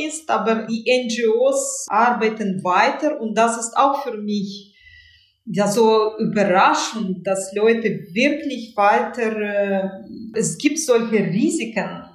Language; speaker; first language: German; non-native, fluent; Russian